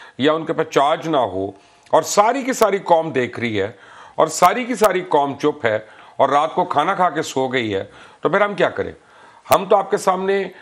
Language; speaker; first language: Urdu; native; Urdu